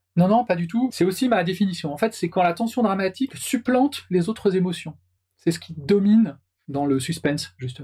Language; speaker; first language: French; native; French